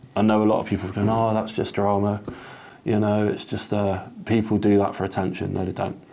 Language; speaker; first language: English; native; English